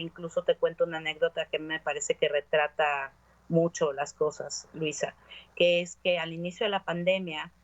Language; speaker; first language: Spanish; native; Spanish